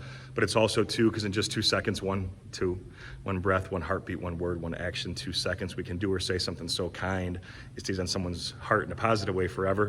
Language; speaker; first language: English; native; English